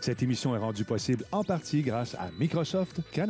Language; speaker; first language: French; native; French